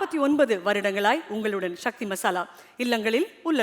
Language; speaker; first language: Tamil; native; Tamil